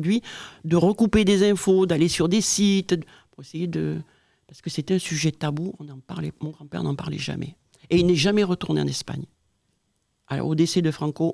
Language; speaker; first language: French; native; French